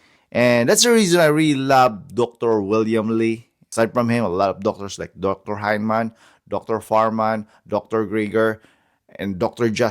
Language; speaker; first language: English; non-native, fluent; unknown